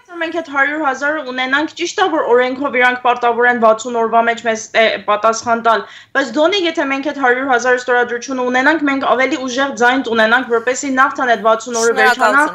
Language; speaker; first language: Armenian; early bilingual, heritage; Armenian